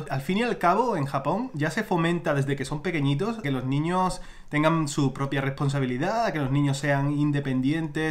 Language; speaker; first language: Spanish; native; Spanish